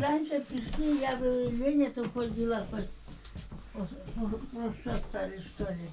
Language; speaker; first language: Russian; non-native, local second language; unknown